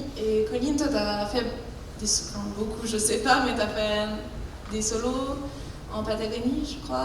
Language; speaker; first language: French; native; French